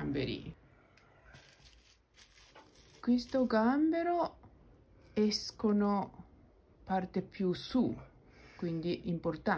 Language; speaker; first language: Italian; non-native, learner; Japanese